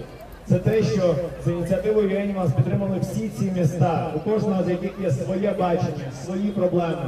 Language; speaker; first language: Ukrainian; native; Ukrainian